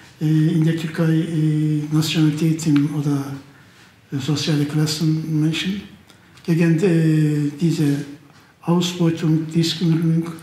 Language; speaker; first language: German; non-native, fluent; Turkish